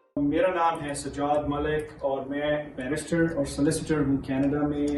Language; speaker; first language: Urdu; native; Urdu